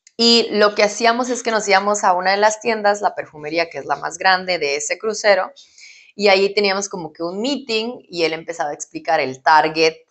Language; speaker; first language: Spanish; native; Spanish